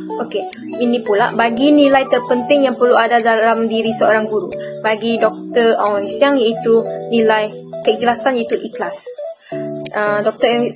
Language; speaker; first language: Malay; native; Malay